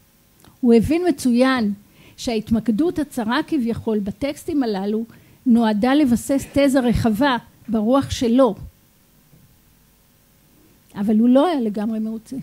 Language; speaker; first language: Hebrew; native; Hebrew